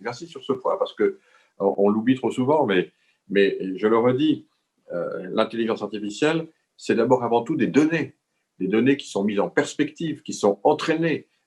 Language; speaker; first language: French; native; French